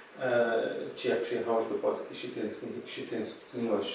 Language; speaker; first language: Polish; non-native, learner; Arabic